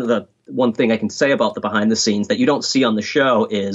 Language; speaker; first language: English; native; English